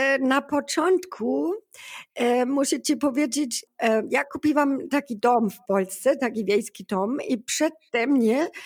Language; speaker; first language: Polish; non-native, learner; German